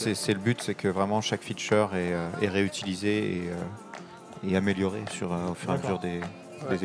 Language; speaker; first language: French; native; French